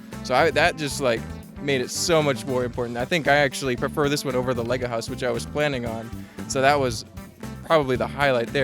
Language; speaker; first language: English; native; English